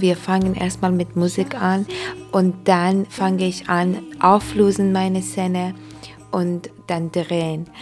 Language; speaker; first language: German; non-native, learner; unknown